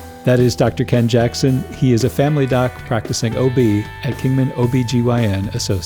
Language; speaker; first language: English; native; English